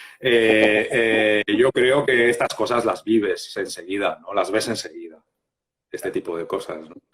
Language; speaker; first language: Spanish; native; Spanish